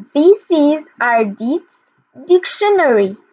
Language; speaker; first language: English; non-native, fluent; Albanian